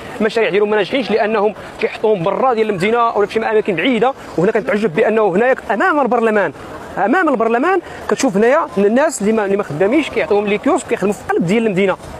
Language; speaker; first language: Arabic; native; Arabic